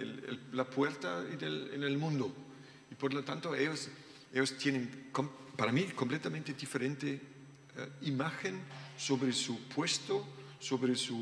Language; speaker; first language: Spanish; non-native, learner; German